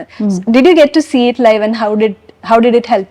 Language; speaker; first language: Malayalam; native; Malayalam